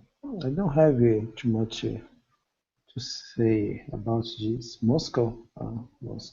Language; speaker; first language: English; non-native, learner; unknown